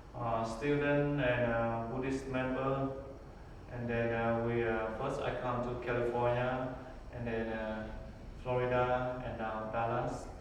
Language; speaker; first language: English; non-native, learner; Vietnamese